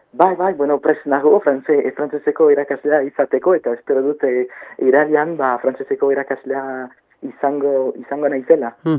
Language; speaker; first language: Basque; non-native, learner; French